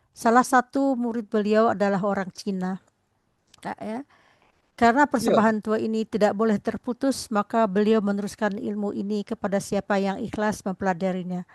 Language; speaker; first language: Malay; non-native, local second language; Minangkabau